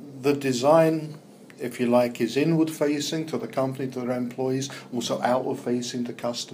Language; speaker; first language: English; native; English